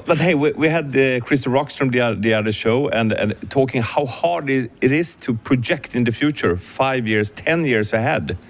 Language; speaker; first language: English; non-native, fluent; Swedish